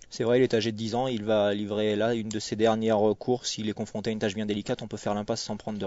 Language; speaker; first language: French; native; French